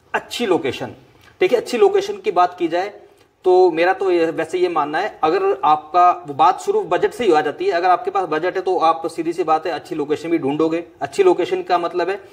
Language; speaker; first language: Hindi; native; Hindi